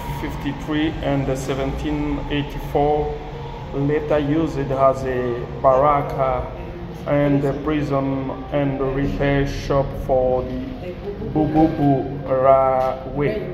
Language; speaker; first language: English; non-native, learner; Lingala